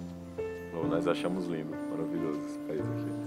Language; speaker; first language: Portuguese; native; Portuguese